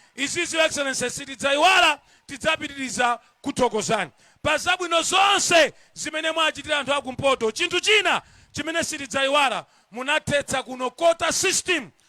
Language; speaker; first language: Nyanja; non-native, local second language; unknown